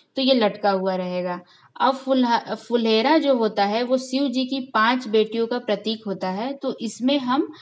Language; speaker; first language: Hindi; native; Hindi